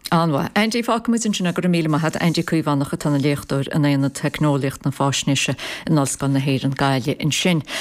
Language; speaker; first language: Irish; native; Irish